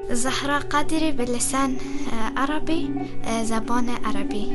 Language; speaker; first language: Arabic; non-native, learner; Persian